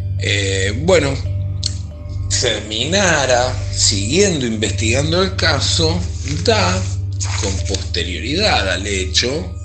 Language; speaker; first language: Spanish; native; Spanish